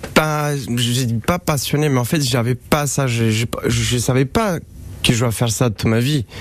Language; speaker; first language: French; non-native, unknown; Romanian